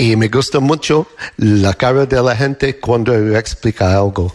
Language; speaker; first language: Spanish; non-native, learner; English